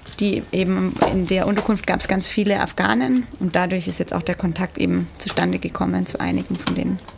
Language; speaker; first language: German; native; German